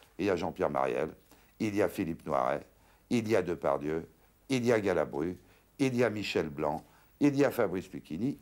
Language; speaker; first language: French; native; French